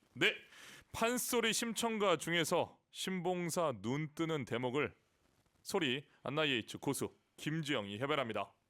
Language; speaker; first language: Korean; native; Korean